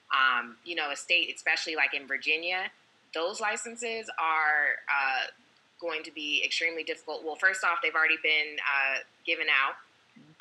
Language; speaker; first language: English; native; English